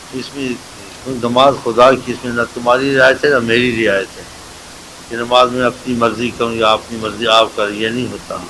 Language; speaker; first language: Urdu; non-native, local second language; Saraiki